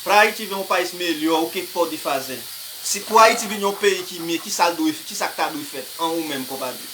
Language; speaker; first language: Portuguese; non-native, learner; Haitian Creole